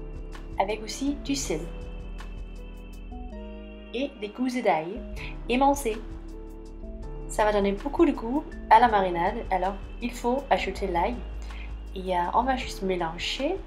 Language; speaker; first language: French; non-native, fluent; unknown